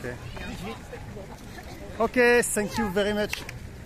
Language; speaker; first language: English; non-native, learner; French